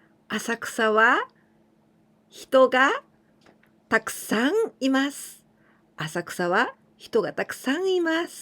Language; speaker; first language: Japanese; non-native, fluent; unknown